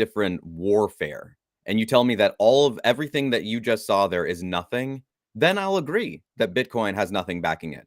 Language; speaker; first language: English; native; English